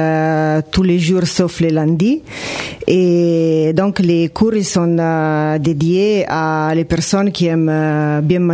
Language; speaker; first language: French; non-native, fluent; Italian